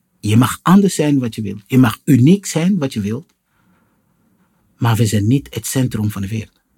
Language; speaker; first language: Dutch; non-native, fluent; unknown